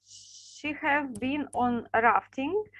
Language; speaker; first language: English; non-native, learner; Russian